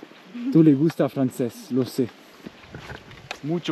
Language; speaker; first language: Spanish; non-native, learner; French